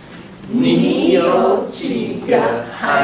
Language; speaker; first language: Chinese; non-native, learner; English